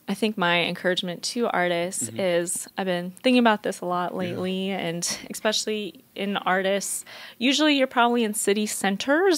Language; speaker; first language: English; native; English